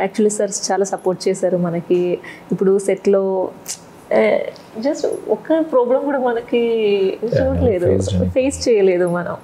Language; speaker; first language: Telugu; non-native, fluent; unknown